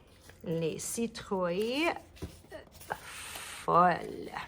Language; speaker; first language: French; non-native, learner; English